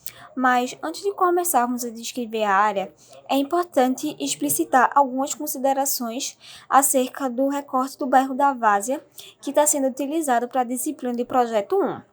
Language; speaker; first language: Portuguese; native; Portuguese